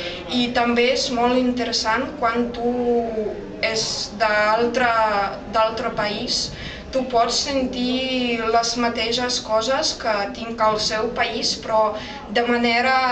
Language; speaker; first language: Catalan; non-native, fluent; Russian